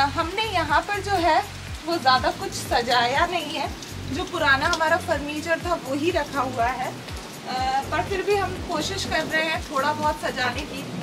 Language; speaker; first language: Hindi; native; Hindi